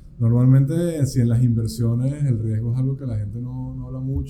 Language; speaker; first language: Spanish; native; Spanish